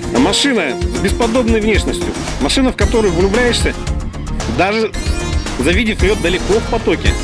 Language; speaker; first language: Russian; native; Russian